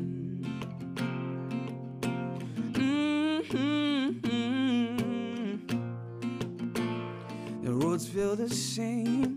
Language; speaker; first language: English; non-native, local second language; Ganda